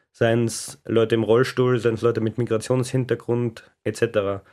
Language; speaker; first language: German; native; German